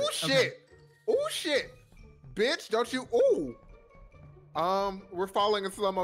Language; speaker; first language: English; native; English